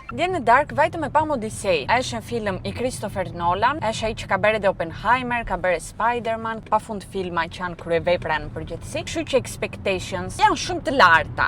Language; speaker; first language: Albanian; early bilingual, heritage; Albanian